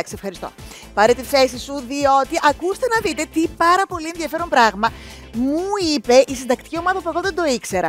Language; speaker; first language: Greek; native; Greek